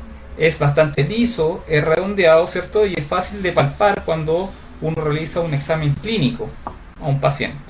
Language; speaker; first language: Spanish; native; Spanish